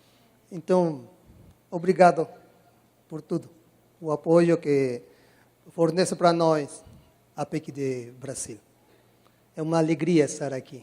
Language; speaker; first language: Portuguese; non-native, learner; Spanish